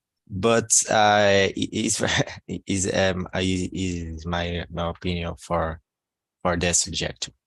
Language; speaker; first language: English; non-native, learner; Portuguese